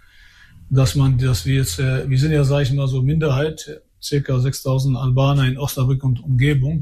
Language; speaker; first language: German; early bilingual, other home language; Albanian